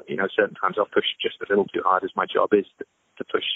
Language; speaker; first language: English; native; English